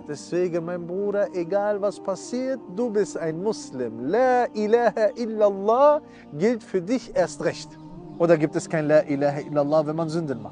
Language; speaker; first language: German; early bilingual, other home language; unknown